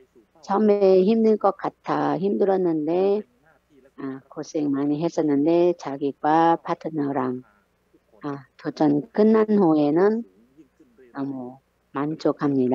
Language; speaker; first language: Korean; non-native, learner; Thai